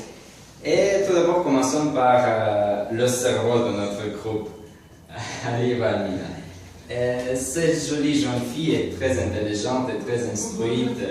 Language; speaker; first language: French; non-native, learner; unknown